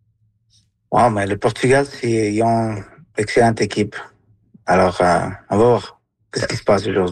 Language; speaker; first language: French; non-native, fluent; Spanish